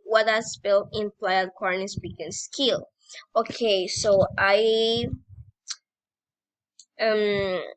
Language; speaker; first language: English; non-native, learner; Spanish